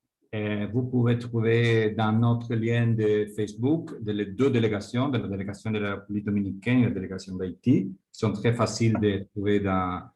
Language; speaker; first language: French; non-native, fluent; Spanish